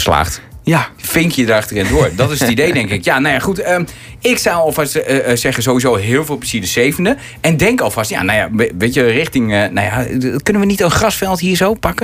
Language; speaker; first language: Dutch; native; Dutch